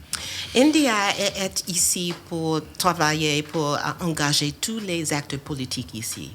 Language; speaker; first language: French; non-native, fluent; English